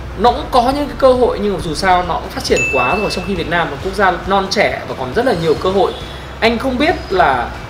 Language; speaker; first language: Vietnamese; native; Vietnamese